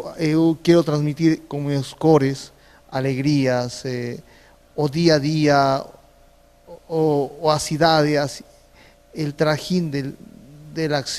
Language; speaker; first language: Portuguese; non-native, fluent; Spanish